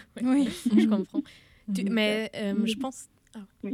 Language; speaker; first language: French; non-native, fluent; German